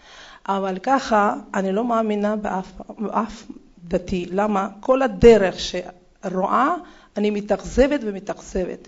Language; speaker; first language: Hebrew; non-native, fluent; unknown